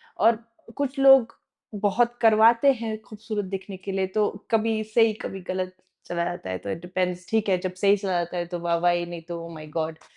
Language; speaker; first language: Hindi; non-native, fluent; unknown